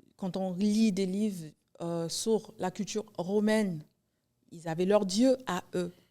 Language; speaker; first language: French; early bilingual, heritage; Haitian Creole